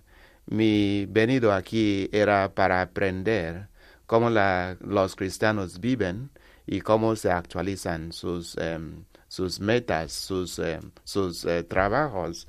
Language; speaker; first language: Spanish; non-native, learner; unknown